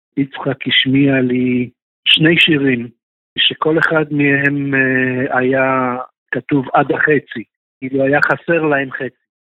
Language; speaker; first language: Hebrew; non-native, fluent; Russian